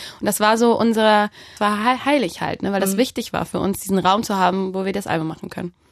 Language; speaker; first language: German; native; German